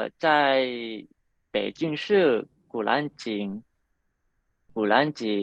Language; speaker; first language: Chinese; non-native, learner; Indonesian